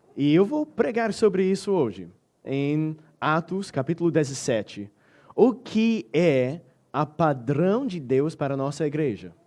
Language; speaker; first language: Portuguese; non-native, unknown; English